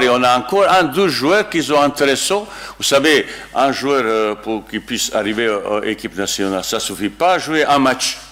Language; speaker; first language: French; non-native, learner; Bosnian